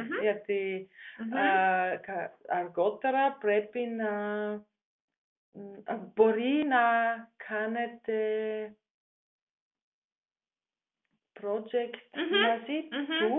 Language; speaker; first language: Greek; non-native, fluent; German